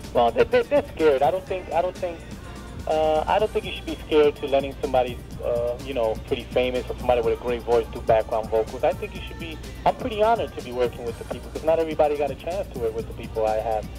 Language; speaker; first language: English; native; English